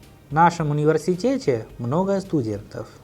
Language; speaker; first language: Russian; non-native, fluent; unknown